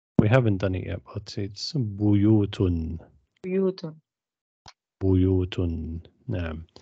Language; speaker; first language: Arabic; non-native, fluent; English